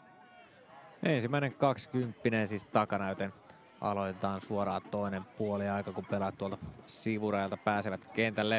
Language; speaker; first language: Finnish; native; Finnish